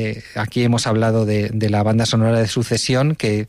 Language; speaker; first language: Spanish; native; Spanish